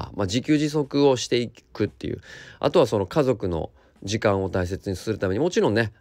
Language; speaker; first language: Japanese; native; Japanese